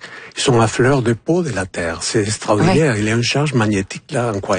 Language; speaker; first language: French; non-native, fluent; Spanish